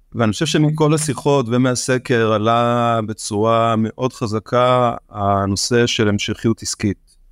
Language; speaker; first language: Hebrew; native; Hebrew